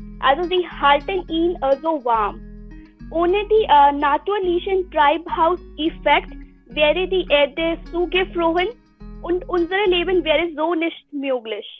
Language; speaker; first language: German; non-native, learner; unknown